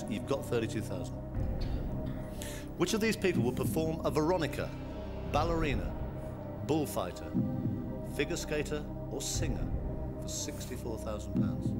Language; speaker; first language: English; native; English